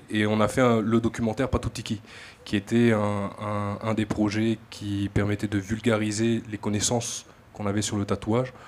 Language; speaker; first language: French; native; French